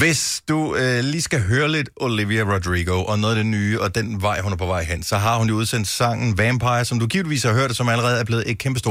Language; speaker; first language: Danish; native; Danish